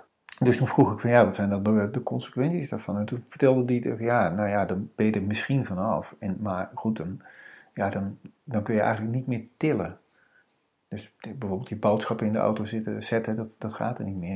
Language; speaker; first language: Dutch; native; Dutch